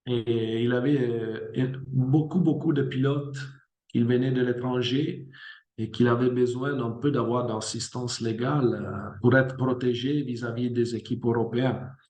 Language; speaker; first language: French; non-native, fluent; Italian